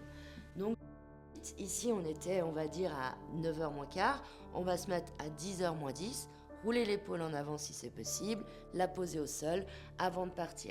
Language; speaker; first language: French; native; French